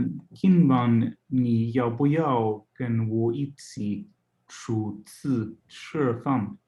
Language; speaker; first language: Chinese; non-native, learner; English